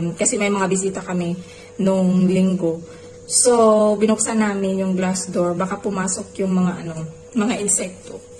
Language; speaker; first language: Filipino; non-native, local second language; Cebuano